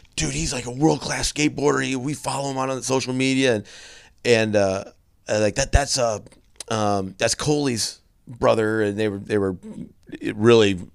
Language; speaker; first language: English; native; English